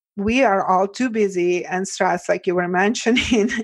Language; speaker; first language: English; early bilingual, other home language; Italian